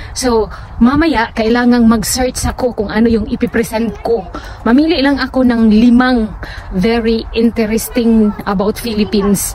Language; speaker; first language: Filipino; non-native, local second language; Cebuano